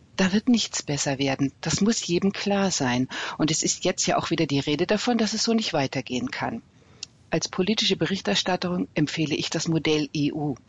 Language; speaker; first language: German; native; German